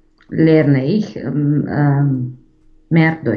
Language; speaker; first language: German; non-native, learner; Romanian